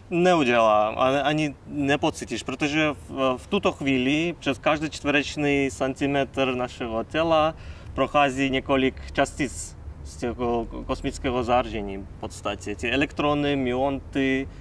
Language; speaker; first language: Czech; non-native, fluent; Kazakh